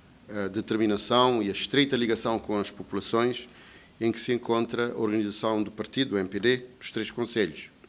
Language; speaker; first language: Portuguese; native; Portuguese